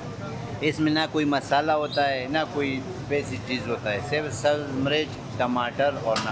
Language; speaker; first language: Hindi; non-native, local second language; Pashto